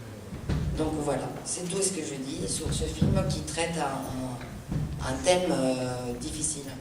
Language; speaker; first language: French; non-native, fluent; Spanish